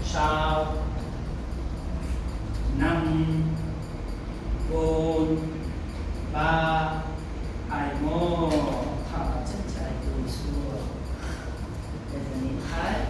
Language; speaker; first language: Vietnamese; non-native, learner; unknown